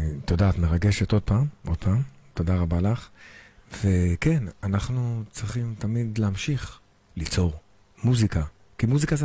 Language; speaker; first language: Hebrew; native; Hebrew